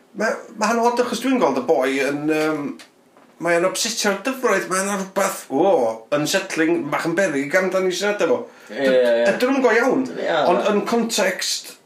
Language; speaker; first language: Welsh; native; Welsh